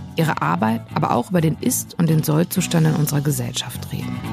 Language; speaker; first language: German; native; German